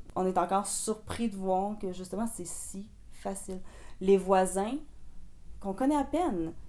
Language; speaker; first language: French; native; French